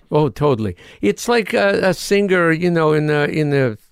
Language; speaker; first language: English; non-native, fluent; Ukrainian